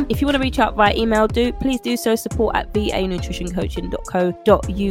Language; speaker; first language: English; native; English